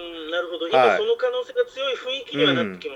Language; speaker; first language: Japanese; native; Japanese